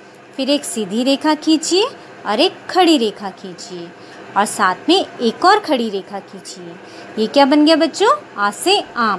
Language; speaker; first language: Hindi; native; Hindi